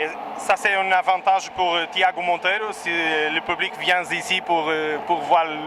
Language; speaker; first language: French; non-native, learner; Portuguese